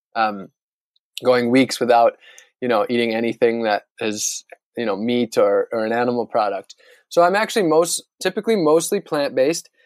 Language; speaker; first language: English; native; English